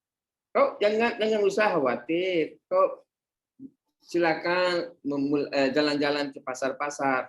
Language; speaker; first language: Indonesian; non-native, fluent; Hindi